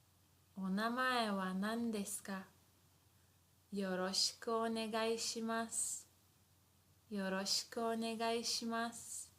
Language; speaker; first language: Japanese; non-native, fluent; English